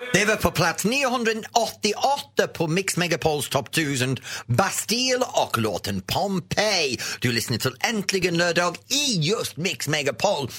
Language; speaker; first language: Swedish; non-native, fluent; English